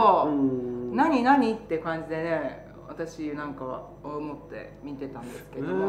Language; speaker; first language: Japanese; native; Japanese